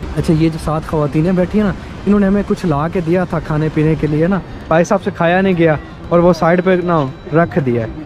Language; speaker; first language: Urdu; non-native, local second language; Punjabi